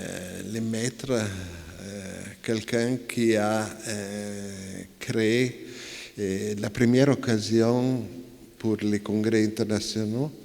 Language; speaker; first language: French; non-native, fluent; Italian